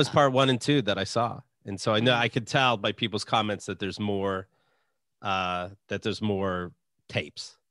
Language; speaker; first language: English; native; English